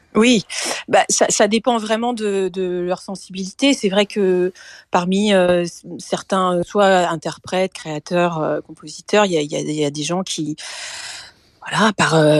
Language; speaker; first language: French; native; French